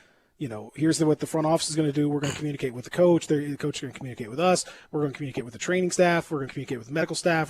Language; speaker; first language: English; native; English